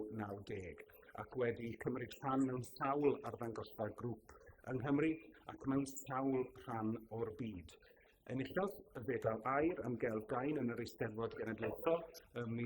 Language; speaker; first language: Welsh; native; Welsh